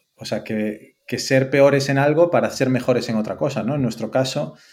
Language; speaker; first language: Spanish; native; Spanish